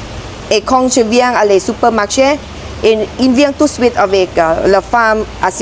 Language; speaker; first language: French; non-native, learner; Thai